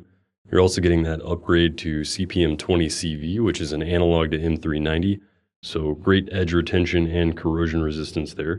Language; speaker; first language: English; native; English